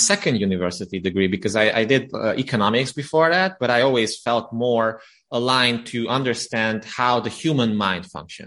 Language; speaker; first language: English; non-native, fluent; Romanian